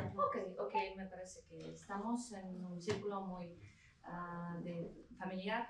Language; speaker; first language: Spanish; non-native, fluent; Ukrainian